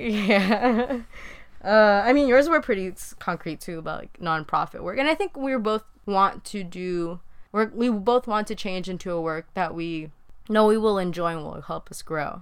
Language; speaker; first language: English; early bilingual, other home language; Spanish